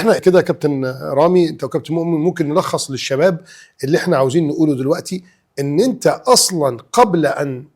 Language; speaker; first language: Arabic; native; Arabic